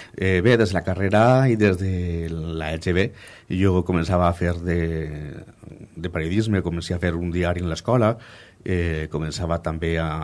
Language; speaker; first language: Catalan; native; Catalan